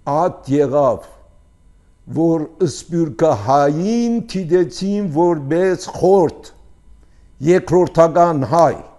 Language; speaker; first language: Armenian; early bilingual, heritage; Armenian